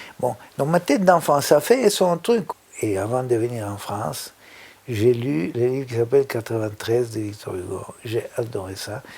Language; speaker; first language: French; non-native, fluent; Spanish